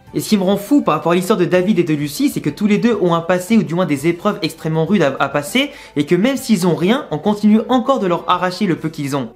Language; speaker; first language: French; native; French